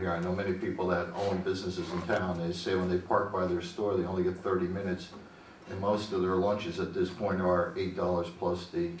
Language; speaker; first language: English; native; English